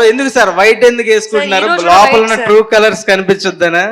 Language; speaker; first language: Telugu; native; Telugu